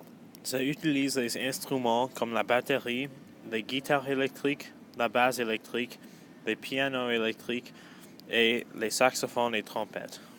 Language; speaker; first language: French; non-native, local second language; English